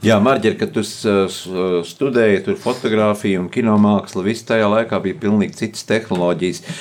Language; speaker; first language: Latvian; native; Latvian